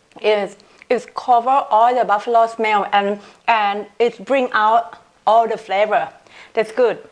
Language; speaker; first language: English; non-native, local second language; Thai